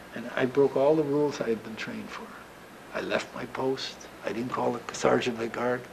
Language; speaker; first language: English; native; English